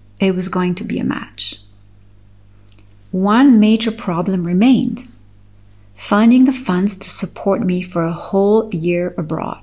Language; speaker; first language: English; non-native, fluent; French